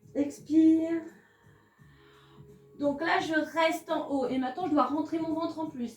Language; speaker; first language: French; native; French